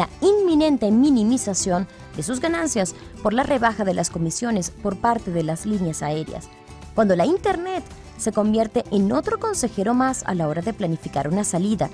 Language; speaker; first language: Spanish; native; Spanish